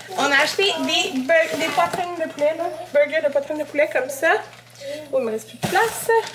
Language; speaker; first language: French; native; French